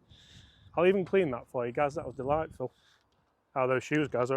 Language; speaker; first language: English; native; English